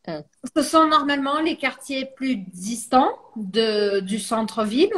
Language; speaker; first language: French; non-native, fluent; Portuguese